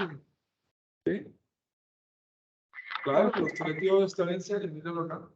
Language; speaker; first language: Spanish; native; Spanish